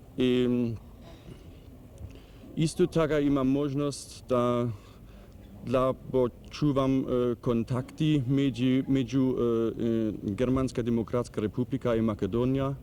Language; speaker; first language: Macedonian; non-native, fluent; German